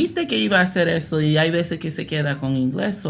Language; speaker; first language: Spanish; early bilingual, heritage; Spanish